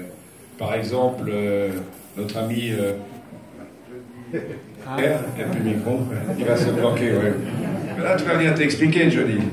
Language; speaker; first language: French; native; French